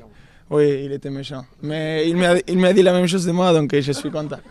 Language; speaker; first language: French; non-native, fluent; Spanish